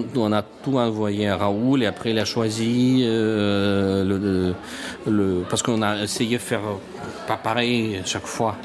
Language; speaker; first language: French; non-native, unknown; Russian